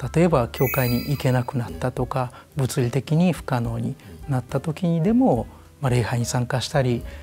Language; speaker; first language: Japanese; native; Japanese